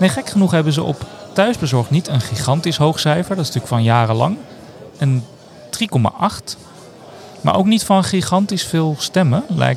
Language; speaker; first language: Dutch; native; Dutch